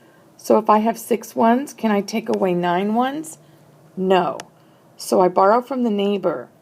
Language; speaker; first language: English; native; English